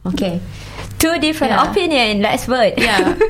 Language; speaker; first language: English; non-native, local second language; Malay